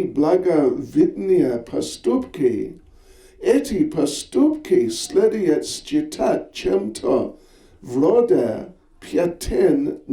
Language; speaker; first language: Russian; non-native, learner; English